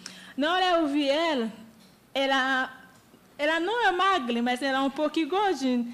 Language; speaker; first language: Portuguese; non-native, learner; Haitian Creole